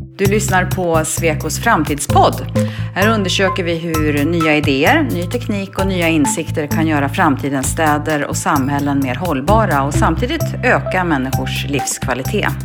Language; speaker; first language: Swedish; native; Swedish